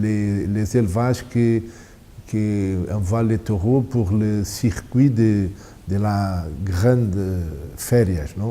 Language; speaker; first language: French; non-native, fluent; Portuguese